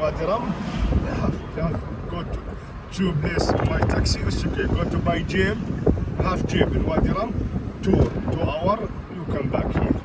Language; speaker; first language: English; non-native, learner; Arabic